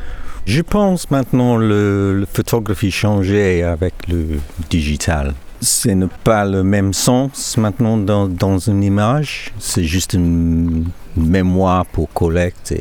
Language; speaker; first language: French; non-native, learner; English